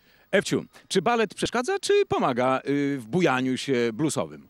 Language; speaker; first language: Polish; native; Polish